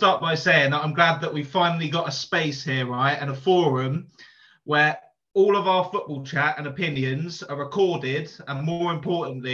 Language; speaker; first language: English; native; English